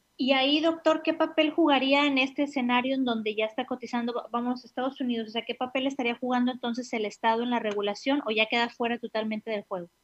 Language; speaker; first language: Spanish; native; Spanish